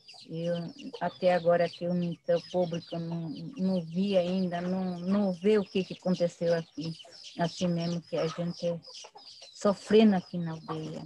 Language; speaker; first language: Portuguese; non-native, local second language; Guarani